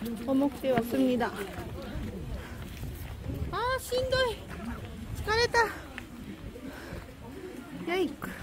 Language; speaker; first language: Korean; non-native, fluent; Japanese